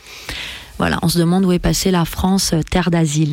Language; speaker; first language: French; early bilingual, other home language; Persian